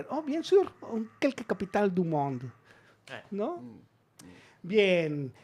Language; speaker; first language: French; non-native, learner; Spanish